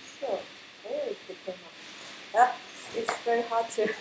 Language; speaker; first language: English; non-native, learner; Chinese